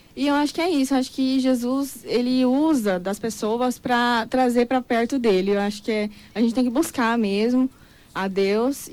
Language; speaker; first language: Portuguese; native; Portuguese